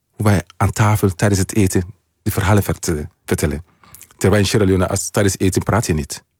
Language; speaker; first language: Dutch; non-native, fluent; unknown